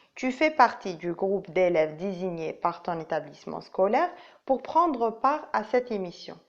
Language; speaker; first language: French; non-native, local second language; Arabic